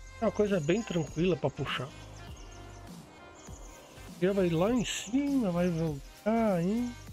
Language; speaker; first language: Portuguese; native; Portuguese